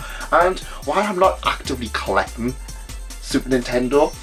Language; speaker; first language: English; native; English